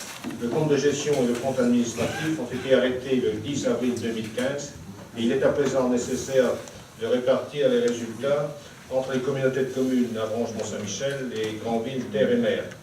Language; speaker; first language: French; native; French